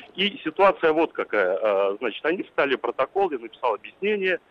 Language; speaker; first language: Russian; native; Russian